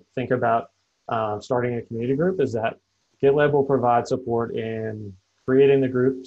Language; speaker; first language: English; native; English